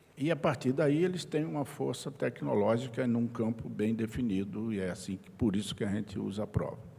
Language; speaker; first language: Portuguese; native; Portuguese